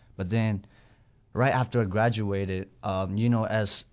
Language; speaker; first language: English; non-native, fluent; Burmese